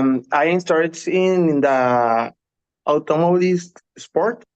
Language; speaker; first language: English; non-native, learner; Spanish